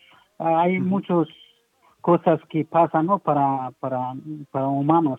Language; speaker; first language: Spanish; non-native, learner; Persian